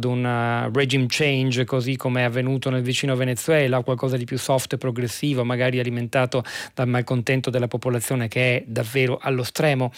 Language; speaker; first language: Italian; native; Italian